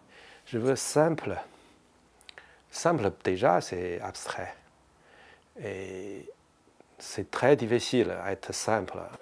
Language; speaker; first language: French; non-native, learner; Chinese